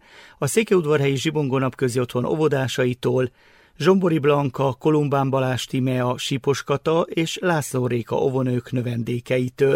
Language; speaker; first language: Hungarian; native; Hungarian